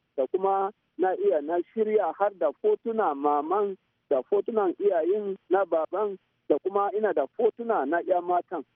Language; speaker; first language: Hausa; non-native, local second language; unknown